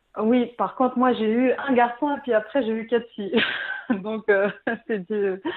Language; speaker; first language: French; early bilingual, other home language; Arabic